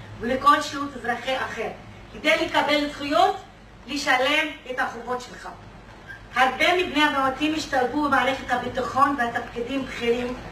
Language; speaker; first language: Hebrew; non-native, local second language; Arabic